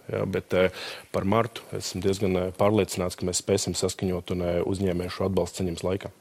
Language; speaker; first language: Latvian; native; Latvian